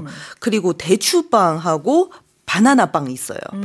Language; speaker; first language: Korean; non-native, fluent; Chinese